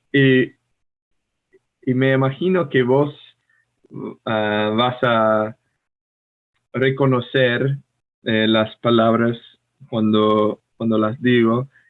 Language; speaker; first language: Spanish; non-native, fluent; English